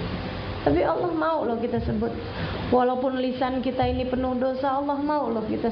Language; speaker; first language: Indonesian; native; Indonesian